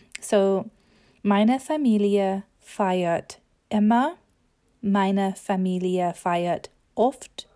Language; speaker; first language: German; non-native, fluent; English